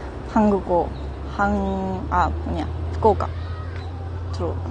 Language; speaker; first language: Korean; non-native, learner; Japanese